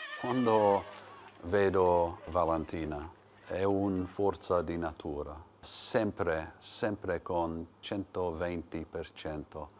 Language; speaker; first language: Italian; non-native, learner; English